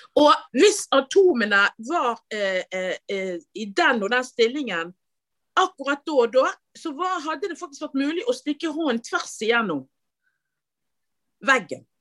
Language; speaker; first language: Norwegian; native; Norwegian